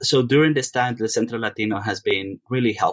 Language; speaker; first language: English; non-native, fluent; Spanish